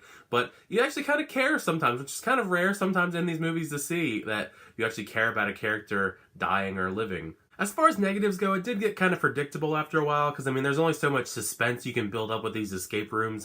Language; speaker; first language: English; native; English